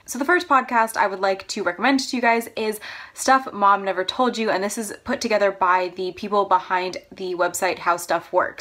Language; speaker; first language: English; native; English